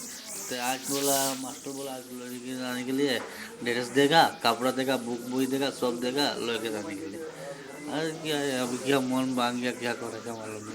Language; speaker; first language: Hindi; non-native, local second language; Bangla